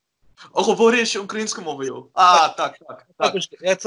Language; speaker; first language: Ukrainian; non-native, learner; Dutch